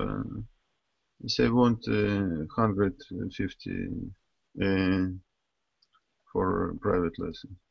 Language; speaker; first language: English; non-native, learner; Russian